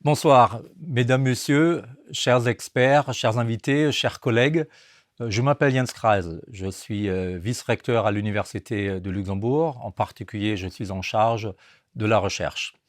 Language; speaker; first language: French; non-native, fluent; German